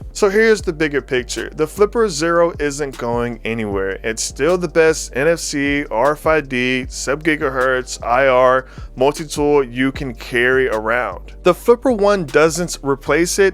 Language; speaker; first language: English; native; English